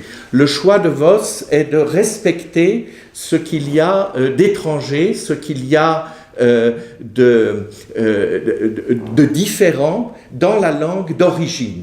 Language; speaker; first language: French; native; French